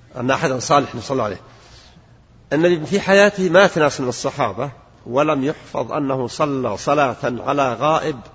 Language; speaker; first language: Arabic; native; Arabic